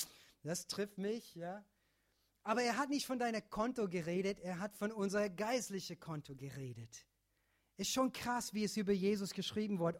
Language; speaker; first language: German; non-native, fluent; English